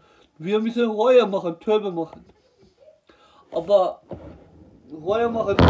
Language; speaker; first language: German; non-native, learner; Turkish